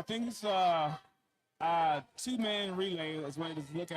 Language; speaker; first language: English; native; English